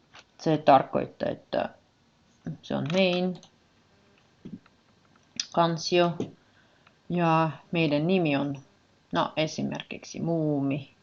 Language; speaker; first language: Finnish; non-native, learner; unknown